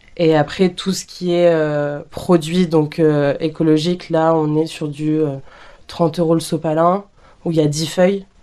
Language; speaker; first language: French; native; French